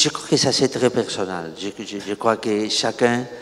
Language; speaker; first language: French; non-native, learner; Catalan